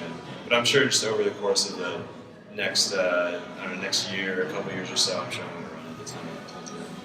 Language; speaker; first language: English; native; English